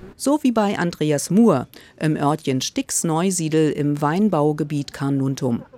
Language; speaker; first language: German; native; German